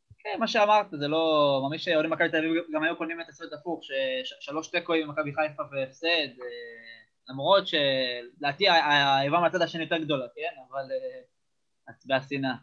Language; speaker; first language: Hebrew; native; Hebrew